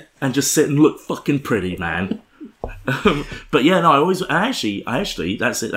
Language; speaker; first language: English; native; English